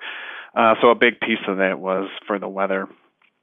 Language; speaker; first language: English; native; English